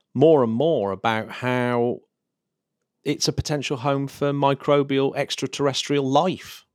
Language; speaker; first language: English; native; English